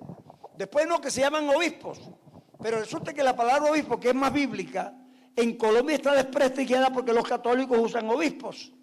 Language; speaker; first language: Spanish; native; Spanish